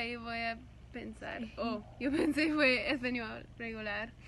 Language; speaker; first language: Spanish; non-native, learner; English